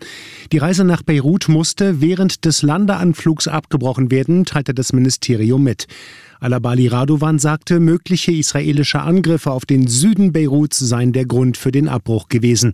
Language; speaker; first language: German; native; German